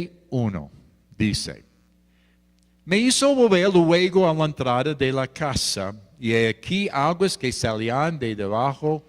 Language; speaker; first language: Spanish; non-native, fluent; English